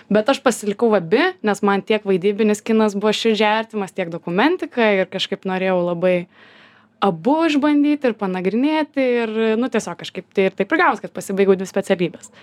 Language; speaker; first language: Lithuanian; native; Lithuanian